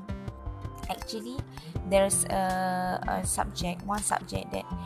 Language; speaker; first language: English; non-native, learner; Malay